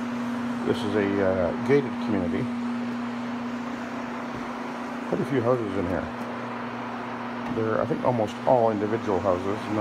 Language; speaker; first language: English; native; English